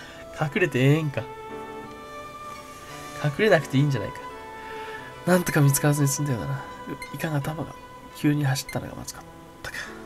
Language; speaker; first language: Japanese; native; Japanese